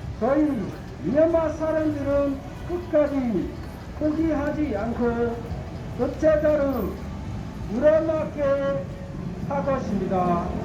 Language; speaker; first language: Korean; non-native, fluent; Burmese